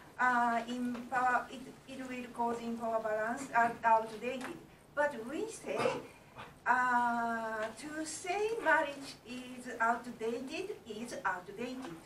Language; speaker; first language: English; non-native, learner; Japanese